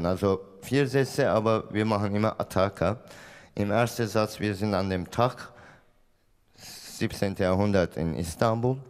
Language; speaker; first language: German; non-native, fluent; Turkish